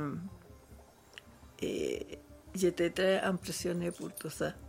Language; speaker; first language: French; non-native, learner; Spanish